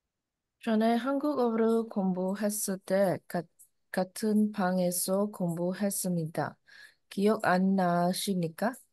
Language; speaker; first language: Korean; non-native, learner; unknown